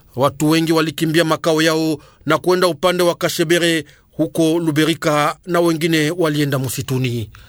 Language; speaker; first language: Swahili; native; Swahili